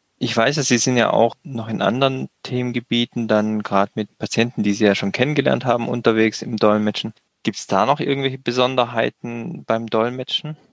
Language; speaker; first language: German; native; German